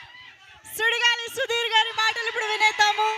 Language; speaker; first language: Telugu; native; Telugu